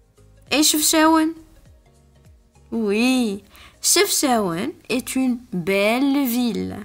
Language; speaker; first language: French; non-native, local second language; Arabic